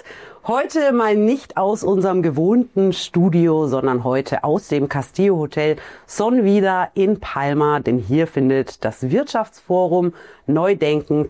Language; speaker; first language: German; native; German